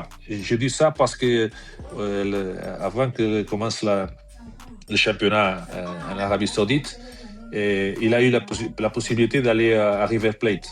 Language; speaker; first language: French; non-native, fluent; Portuguese